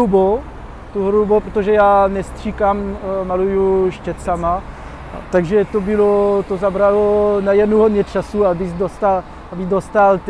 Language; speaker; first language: Czech; non-native, fluent; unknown